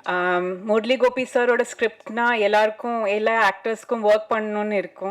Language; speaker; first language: Tamil; non-native, fluent; Malayalam